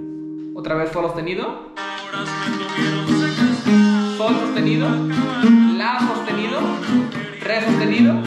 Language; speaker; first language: Spanish; native; Spanish